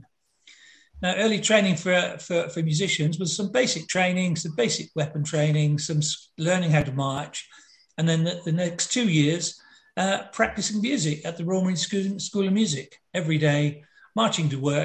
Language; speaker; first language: English; native; English